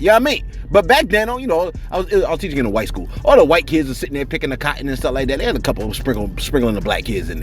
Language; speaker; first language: English; native; English